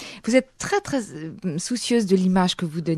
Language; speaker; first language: French; native; French